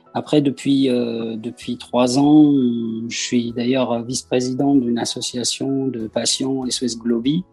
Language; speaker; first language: French; early bilingual, other home language; Persian